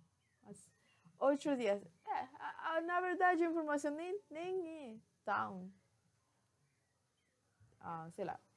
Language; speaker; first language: Portuguese; non-native, fluent; Spanish